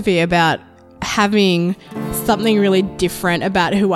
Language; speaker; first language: English; native; English